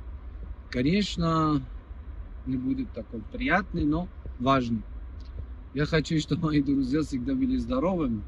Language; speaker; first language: Russian; non-native, fluent; Persian